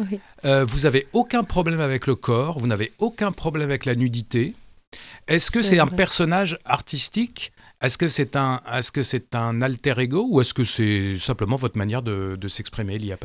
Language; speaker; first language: French; native; French